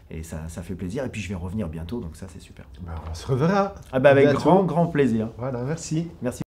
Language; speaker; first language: French; native; French